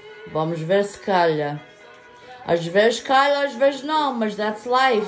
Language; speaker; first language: Portuguese; early bilingual, heritage; Portuguese